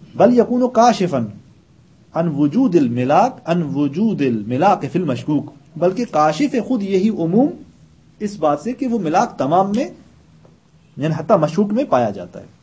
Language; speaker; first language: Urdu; native; Urdu